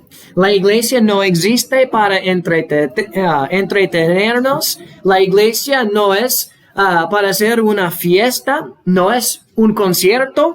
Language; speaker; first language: Spanish; non-native, fluent; English